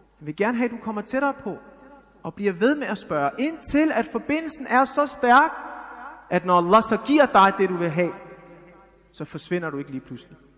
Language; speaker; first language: Danish; early bilingual, other home language; Arabic